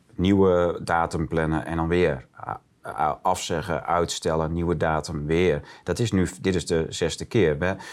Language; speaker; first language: Dutch; native; Dutch